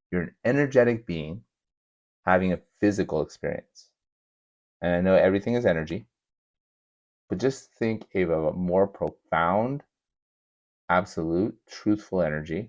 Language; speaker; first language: English; native; English